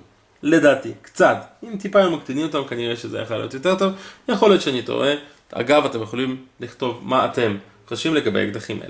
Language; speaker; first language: Hebrew; native; Hebrew